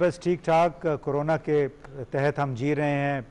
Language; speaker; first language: Urdu; native; Urdu